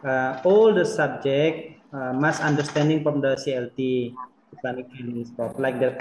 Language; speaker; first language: English; non-native, learner; Indonesian